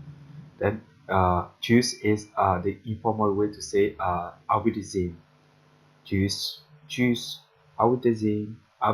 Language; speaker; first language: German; non-native, learner; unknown